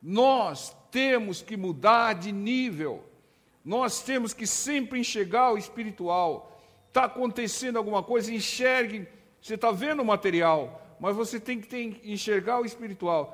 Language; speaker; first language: Portuguese; native; Portuguese